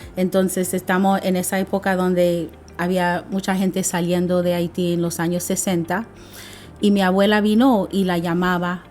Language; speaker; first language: Spanish; non-native, fluent; English